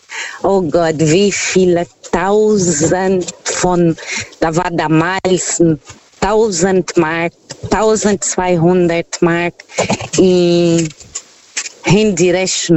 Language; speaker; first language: German; non-native, fluent; Portuguese